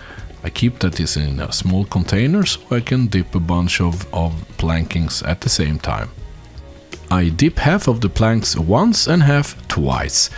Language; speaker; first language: English; non-native, fluent; Swedish